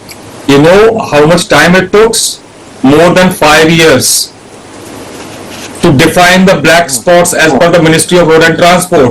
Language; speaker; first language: English; non-native, local second language; Hindi